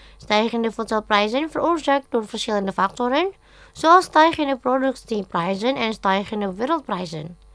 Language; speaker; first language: Dutch; non-native, fluent; Indonesian